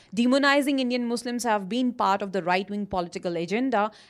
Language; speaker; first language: English; non-native, local second language; Hindi